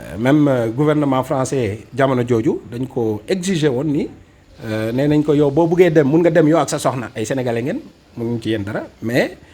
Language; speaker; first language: Wolof; non-native, fluent; Fula